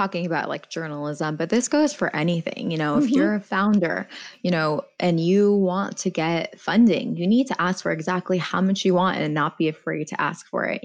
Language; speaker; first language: English; early bilingual, other home language; Persian